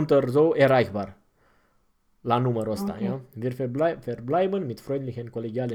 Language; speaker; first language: German; non-native, fluent; Romanian